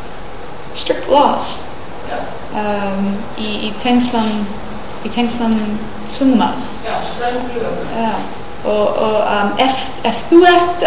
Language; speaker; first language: Icelandic; non-native, learner; English